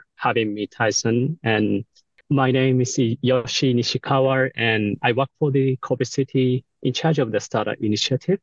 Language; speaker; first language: English; non-native, fluent; Japanese